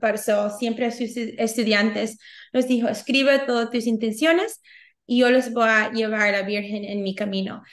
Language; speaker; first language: Spanish; early bilingual, heritage; Spanish